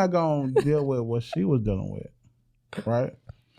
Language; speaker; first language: English; native; English